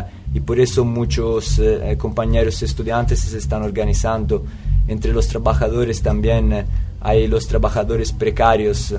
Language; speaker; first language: Spanish; non-native, fluent; Italian